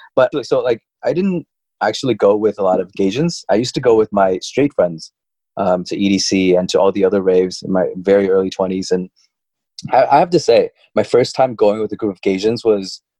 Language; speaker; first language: English; early bilingual, other home language; Chinese